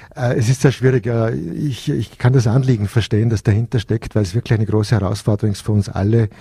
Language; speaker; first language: German; native; German